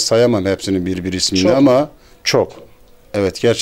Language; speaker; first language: Turkish; native; Turkish